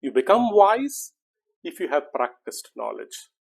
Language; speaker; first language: English; non-native, local second language; Punjabi